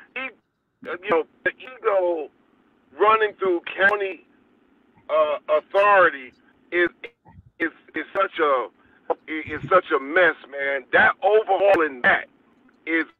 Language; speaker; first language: English; native; English